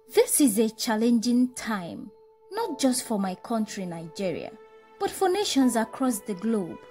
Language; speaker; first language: English; non-native, local second language; Igbo